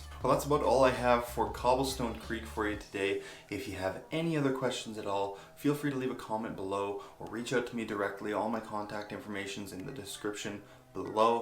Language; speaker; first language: English; native; English